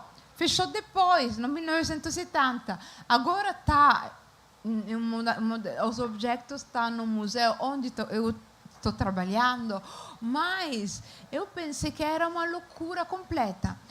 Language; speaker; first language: Portuguese; non-native, fluent; Italian